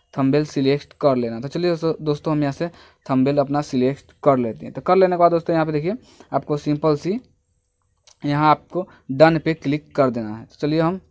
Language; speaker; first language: Hindi; native; Hindi